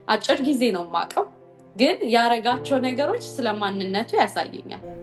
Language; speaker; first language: Amharic; native; Amharic